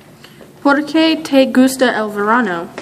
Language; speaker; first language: Spanish; non-native, learner; English